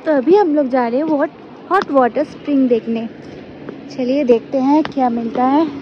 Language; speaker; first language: Hindi; non-native, local second language; Bangla